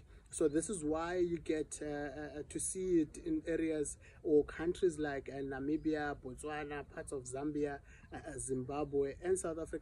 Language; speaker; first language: English; non-native, local second language; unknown